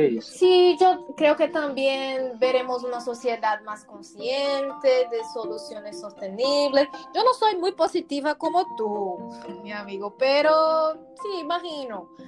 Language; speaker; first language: Spanish; non-native, learner; Portuguese